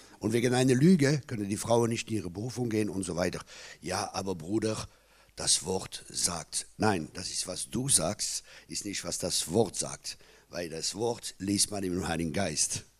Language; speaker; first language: German; non-native, local second language; French